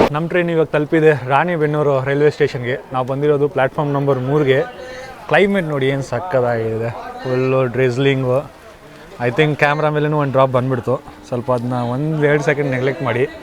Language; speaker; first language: Kannada; non-native, local second language; Hindi